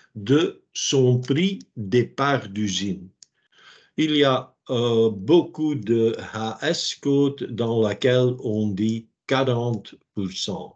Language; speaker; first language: French; non-native, local second language; Dutch